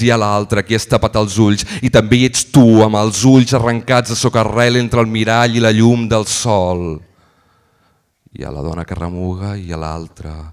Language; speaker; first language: Catalan; native; Catalan